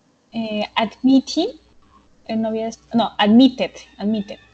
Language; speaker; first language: English; non-native, learner; Spanish